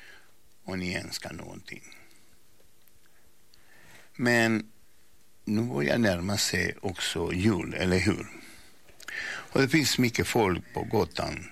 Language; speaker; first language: Swedish; non-native, learner; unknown